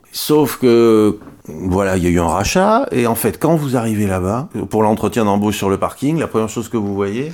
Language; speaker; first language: French; native; French